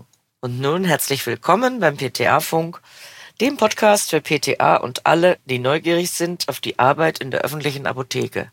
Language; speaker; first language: German; native; German